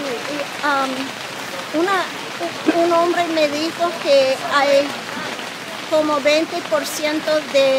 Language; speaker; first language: Spanish; non-native, learner; English